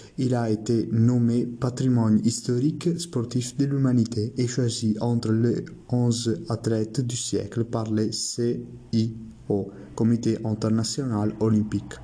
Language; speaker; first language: French; non-native, learner; Italian